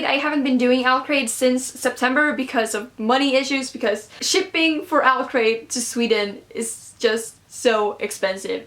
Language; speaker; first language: English; non-native, fluent; Swedish